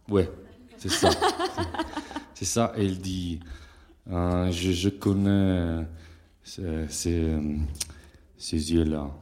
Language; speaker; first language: French; non-native, learner; Italian